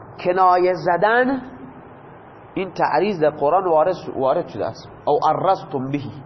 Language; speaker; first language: Persian; non-native, local second language; Baluchi